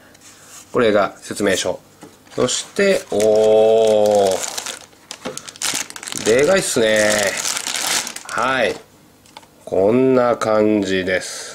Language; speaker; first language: Japanese; native; Japanese